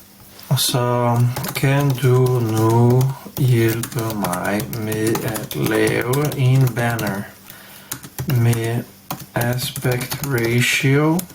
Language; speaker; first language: Danish; non-native, fluent; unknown